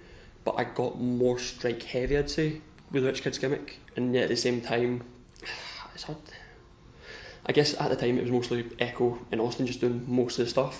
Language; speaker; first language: English; native; English